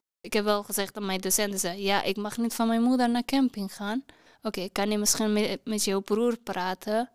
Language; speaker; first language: Dutch; non-native, learner; Persian